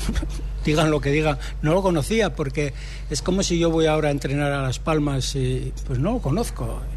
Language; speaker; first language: Spanish; native; Spanish